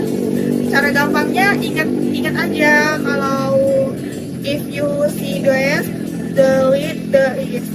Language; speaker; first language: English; non-native, learner; Indonesian